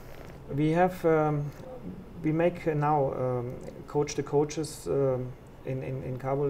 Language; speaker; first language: English; non-native, fluent; German